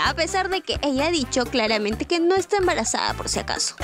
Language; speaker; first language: Spanish; native; Spanish